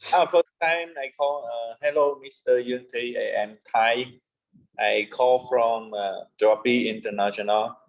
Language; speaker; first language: English; non-native, learner; Vietnamese